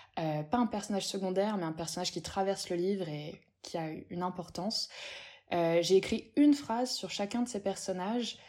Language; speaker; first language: French; native; French